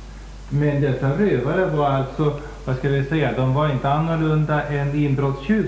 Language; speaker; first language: Swedish; native; Swedish